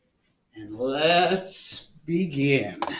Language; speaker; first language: English; native; English